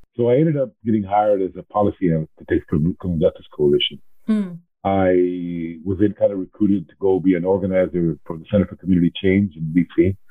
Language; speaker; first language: English; native; English